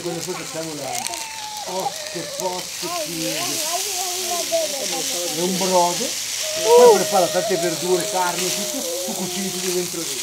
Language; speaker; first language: Italian; native; Italian